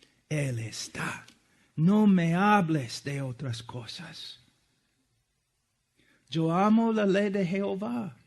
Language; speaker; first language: Spanish; non-native, fluent; English